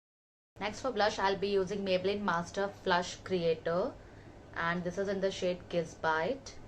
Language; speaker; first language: English; non-native, local second language; Hindi